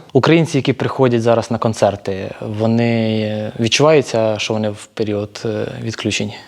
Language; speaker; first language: Ukrainian; native; Ukrainian